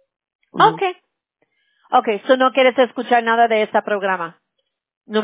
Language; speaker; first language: Spanish; early bilingual, heritage; Spanish